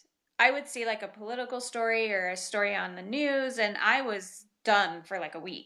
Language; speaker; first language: English; native; English